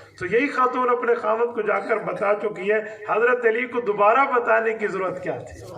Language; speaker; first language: Urdu; non-native, local second language; Saraiki